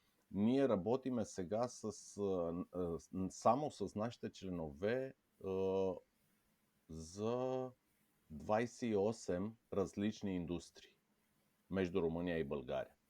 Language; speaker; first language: Bulgarian; non-native, fluent; Romanian